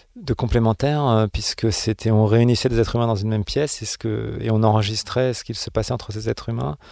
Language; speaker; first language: French; native; French